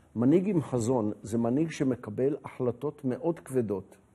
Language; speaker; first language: Hebrew; native; Hebrew